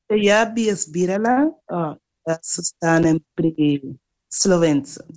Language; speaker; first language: Slovenian; non-native, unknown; Spanish